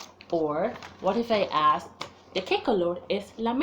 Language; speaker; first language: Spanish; non-native, fluent; English